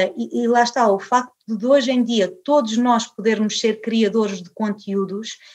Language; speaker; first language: Portuguese; early bilingual, other home language; English